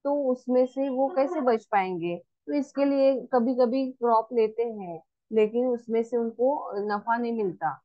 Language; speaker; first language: Hindi; non-native, local second language; Marathi